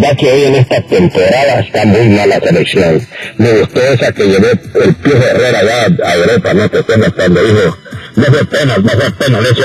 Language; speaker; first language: Spanish; native; Spanish